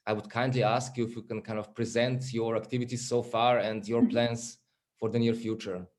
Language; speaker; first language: English; non-native, fluent; Slovenian